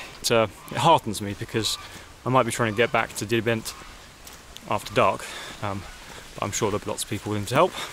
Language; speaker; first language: English; native; English